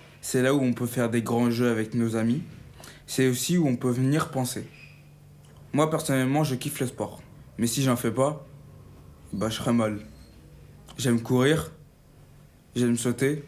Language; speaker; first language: French; native; French